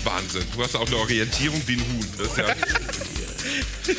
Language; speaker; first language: German; native; German